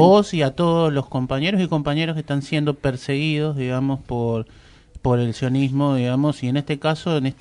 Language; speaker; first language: Spanish; native; Spanish